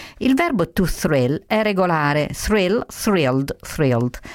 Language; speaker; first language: Italian; native; Italian